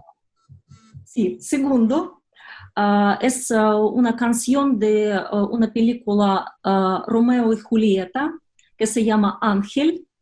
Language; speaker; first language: Spanish; non-native, fluent; Russian